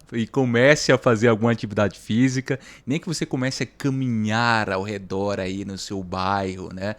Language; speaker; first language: Portuguese; native; Portuguese